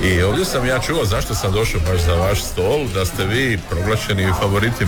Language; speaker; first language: Serbian; native; Serbian